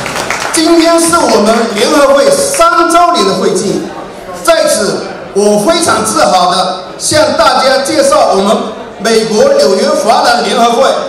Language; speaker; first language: Chinese; native; Chinese